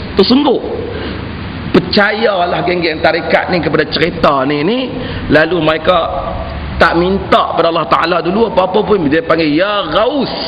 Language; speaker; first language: Malay; native; Malay